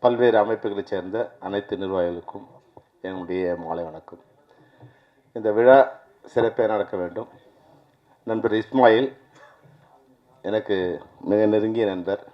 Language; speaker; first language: Tamil; native; Tamil